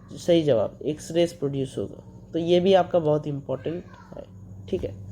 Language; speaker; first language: Hindi; non-native, local second language; Bangla